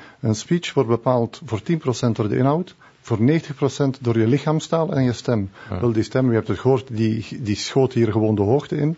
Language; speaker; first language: Dutch; native; Dutch